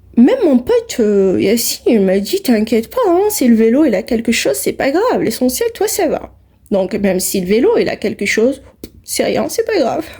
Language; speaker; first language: French; non-native, local second language; Arabic